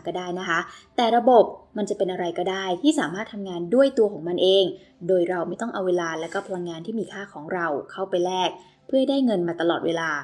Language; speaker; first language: Thai; native; Thai